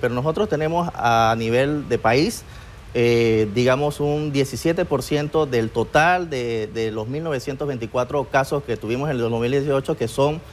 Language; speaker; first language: Spanish; native; Spanish